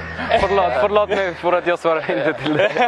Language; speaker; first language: Swedish; non-native, learner; Russian